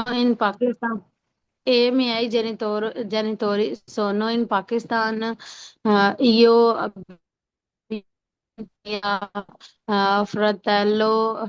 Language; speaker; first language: Italian; non-native, learner; Urdu